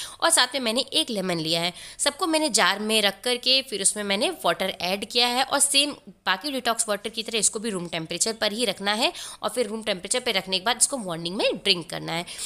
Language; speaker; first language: Hindi; native; Hindi